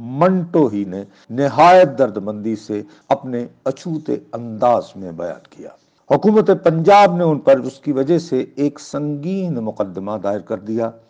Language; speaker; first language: Urdu; non-native, local second language; Punjabi